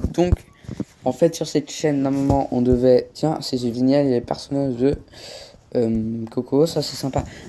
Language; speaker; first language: French; native; French